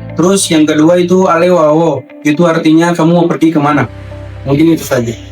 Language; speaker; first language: Indonesian; native; Indonesian